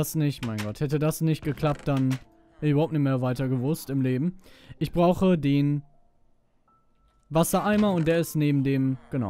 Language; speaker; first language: German; native; German